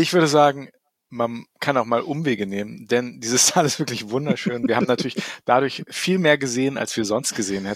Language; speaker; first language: German; native; German